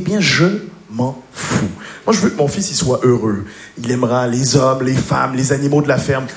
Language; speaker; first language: French; native; French